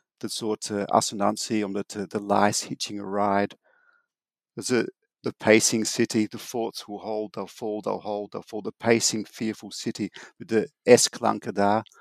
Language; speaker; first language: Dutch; non-native, fluent; English